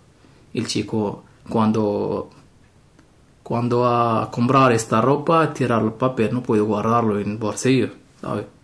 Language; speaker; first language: Spanish; non-native, learner; Arabic